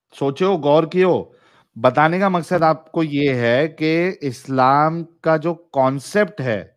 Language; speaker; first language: Hindi; native; Hindi